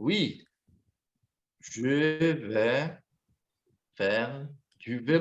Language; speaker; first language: French; non-native, fluent; Portuguese